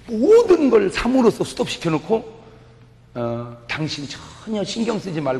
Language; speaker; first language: Korean; native; Korean